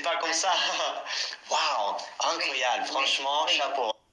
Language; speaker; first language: French; non-native, fluent; English